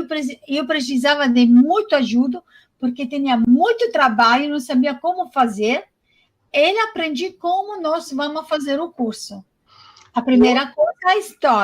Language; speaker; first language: Portuguese; non-native, fluent; Italian